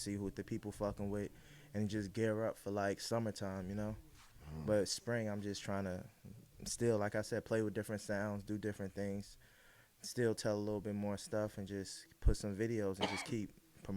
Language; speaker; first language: English; native; English